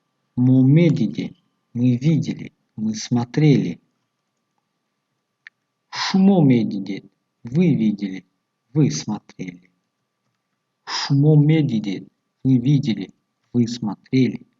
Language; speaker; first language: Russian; non-native, local second language; Tajik